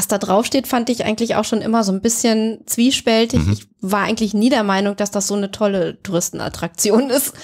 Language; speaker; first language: German; native; German